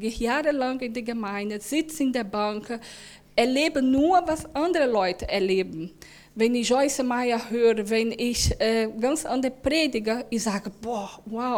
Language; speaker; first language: German; non-native, learner; Portuguese